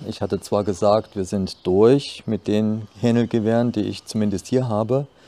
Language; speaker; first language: German; native; German